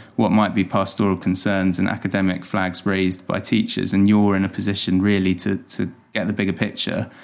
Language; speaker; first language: English; native; English